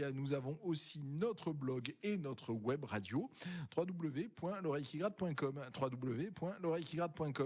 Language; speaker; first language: French; native; French